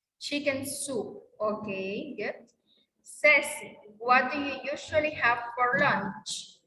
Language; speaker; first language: English; non-native, learner; Spanish